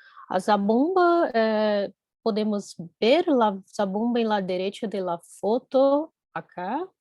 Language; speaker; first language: Spanish; non-native, fluent; Portuguese